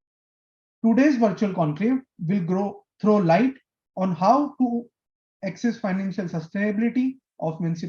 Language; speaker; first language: English; non-native, local second language; Hindi